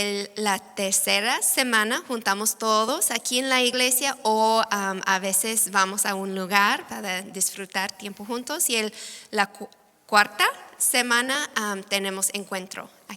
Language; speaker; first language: Spanish; non-native, fluent; English